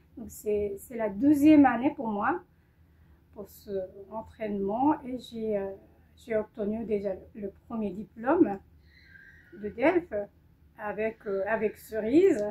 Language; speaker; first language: French; non-native, fluent; Japanese